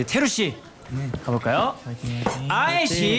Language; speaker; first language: Korean; native; Korean